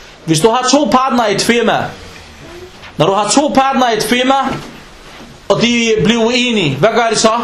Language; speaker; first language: Danish; non-native, fluent; Arabic